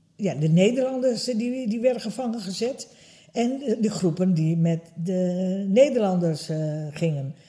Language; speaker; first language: Dutch; early bilingual, other home language; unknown